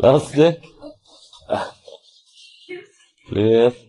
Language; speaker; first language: Russian; non-native, learner; Chinese